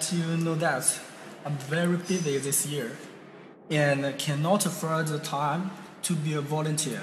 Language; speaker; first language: English; non-native, learner; Chinese